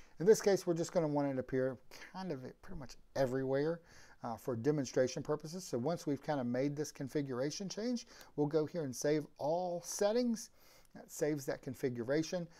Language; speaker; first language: English; native; English